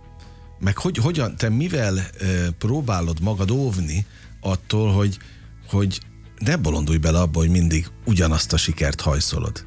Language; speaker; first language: Hungarian; native; Hungarian